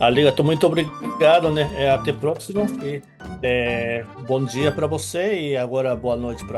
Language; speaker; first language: Portuguese; non-native, fluent; Japanese